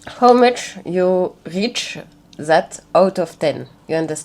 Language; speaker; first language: English; non-native, learner; French